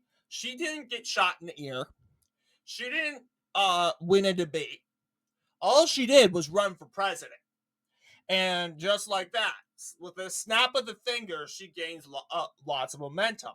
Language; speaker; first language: English; native; English